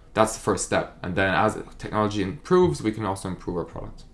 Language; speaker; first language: English; non-native, fluent; German